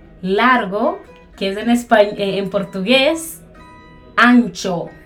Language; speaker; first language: Spanish; non-native, fluent; Portuguese